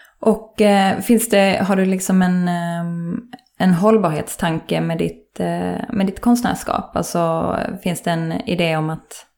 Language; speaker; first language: Swedish; native; Swedish